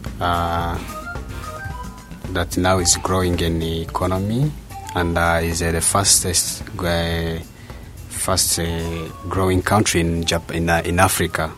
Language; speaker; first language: English; non-native, local second language; Kinyarwanda